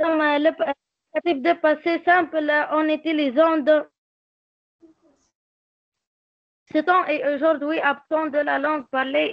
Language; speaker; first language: French; non-native, learner; Arabic